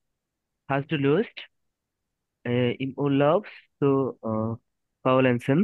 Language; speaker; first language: German; non-native, learner; Bangla